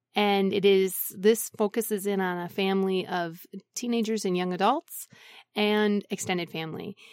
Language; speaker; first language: English; native; English